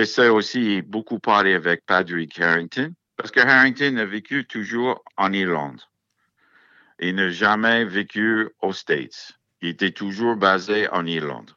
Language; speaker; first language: French; non-native, fluent; English